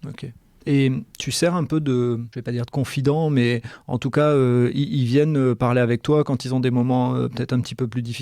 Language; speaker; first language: French; native; French